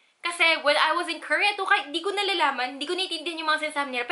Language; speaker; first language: Filipino; early bilingual, other home language; Korean